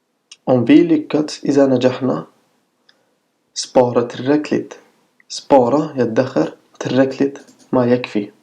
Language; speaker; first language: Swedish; non-native, fluent; Arabic